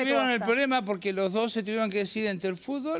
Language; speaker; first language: Spanish; native; Spanish